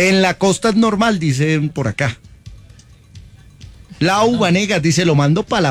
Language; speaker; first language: Spanish; native; Spanish